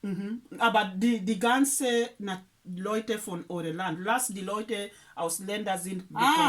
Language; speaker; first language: German; non-native, learner; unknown